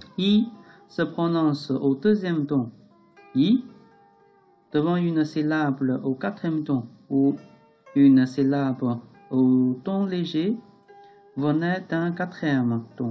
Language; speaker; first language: French; non-native, learner; Chinese